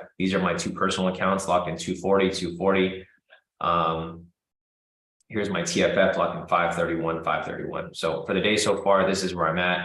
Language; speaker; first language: English; native; English